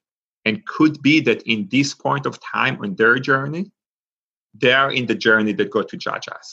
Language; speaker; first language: English; non-native, fluent; Hebrew